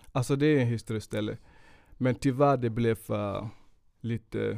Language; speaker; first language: Swedish; non-native, fluent; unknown